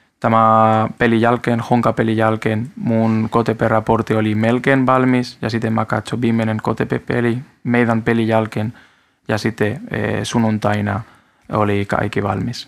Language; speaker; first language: Finnish; non-native, learner; Spanish